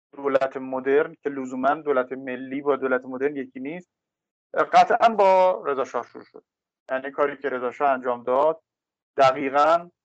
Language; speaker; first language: Persian; native; Persian